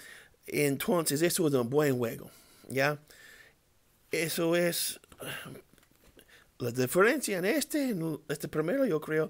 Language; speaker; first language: Spanish; non-native, learner; English